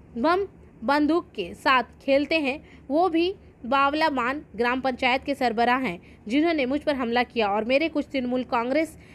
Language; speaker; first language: Urdu; native; Urdu